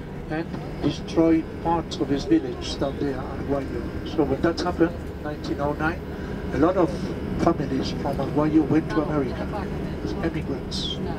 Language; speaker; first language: English; non-native, fluent; Spanish